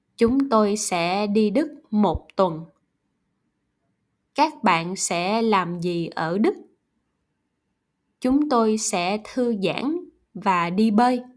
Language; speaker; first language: Vietnamese; non-native, learner; German